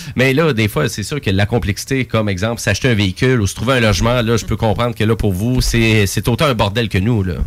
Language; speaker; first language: French; native; French